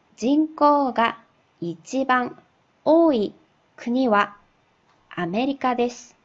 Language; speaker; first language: Japanese; non-native, fluent; Korean